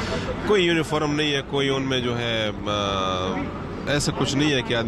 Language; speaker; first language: Hindi; non-native, fluent; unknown